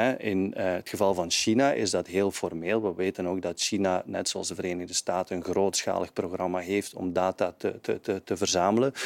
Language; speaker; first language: Dutch; native; Dutch